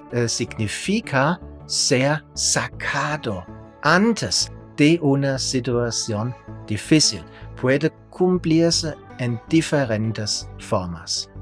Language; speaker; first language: Spanish; non-native, fluent; German